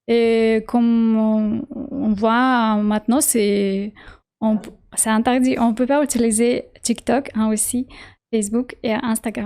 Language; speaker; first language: French; non-native, learner; Russian